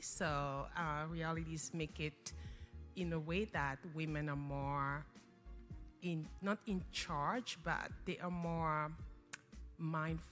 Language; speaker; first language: English; non-native, local second language; French